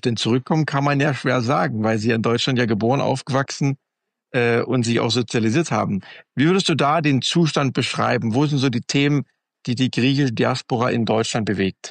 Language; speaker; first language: German; native; German